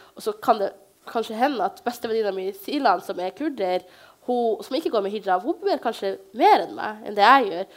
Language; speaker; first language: Norwegian; early bilingual, other home language; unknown